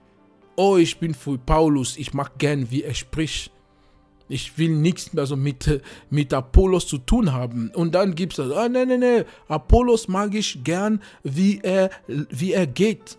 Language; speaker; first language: German; non-native, fluent; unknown